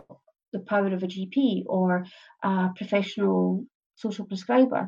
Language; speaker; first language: English; native; English